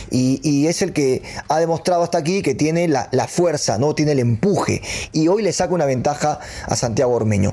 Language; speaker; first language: Spanish; native; Spanish